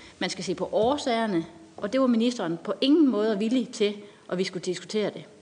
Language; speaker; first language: Danish; native; Danish